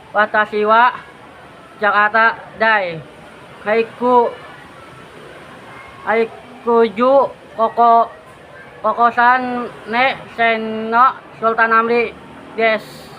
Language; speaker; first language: Japanese; non-native, learner; Indonesian